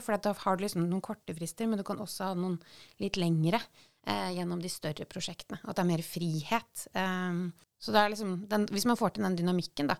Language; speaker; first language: Norwegian; native; Norwegian